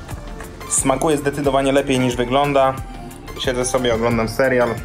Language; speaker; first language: Polish; native; Polish